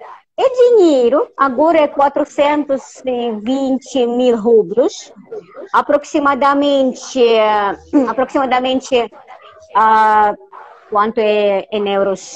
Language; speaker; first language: Portuguese; non-native, fluent; Russian